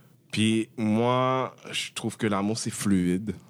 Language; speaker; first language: French; early bilingual, heritage; French